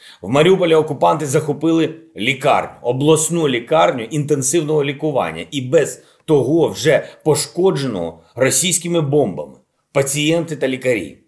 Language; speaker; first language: Ukrainian; non-native, local second language; Russian